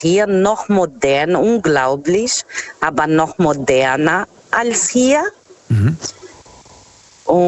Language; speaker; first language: German; non-native, fluent; Portuguese